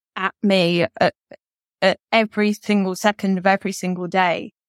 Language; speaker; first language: English; native; English